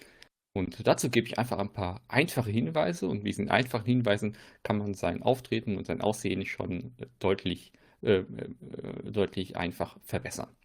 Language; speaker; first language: German; native; German